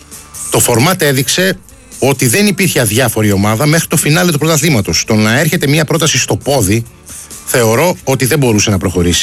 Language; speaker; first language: Greek; native; Greek